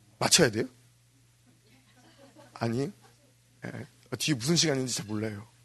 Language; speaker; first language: Korean; native; Korean